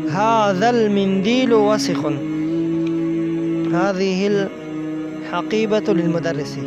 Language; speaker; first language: Arabic; non-native, fluent; Persian